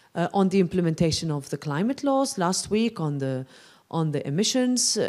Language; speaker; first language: English; non-native, local second language; Maltese